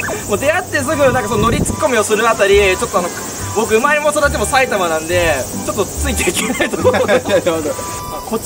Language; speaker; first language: Japanese; native; Japanese